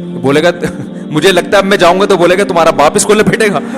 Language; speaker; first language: Urdu; native; Urdu